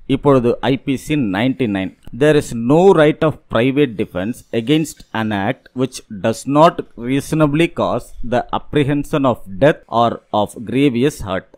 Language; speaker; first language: English; non-native, local second language; Tamil